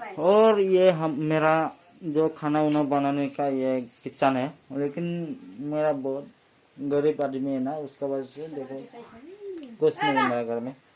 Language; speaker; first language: Hindi; non-native, local second language; Bodo